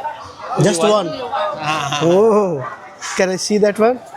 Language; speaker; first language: English; non-native, learner; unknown